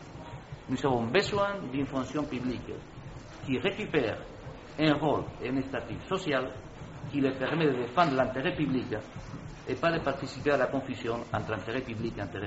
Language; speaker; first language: French; non-native, fluent; Spanish